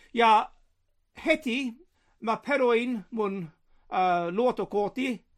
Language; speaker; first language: Finnish; non-native, learner; English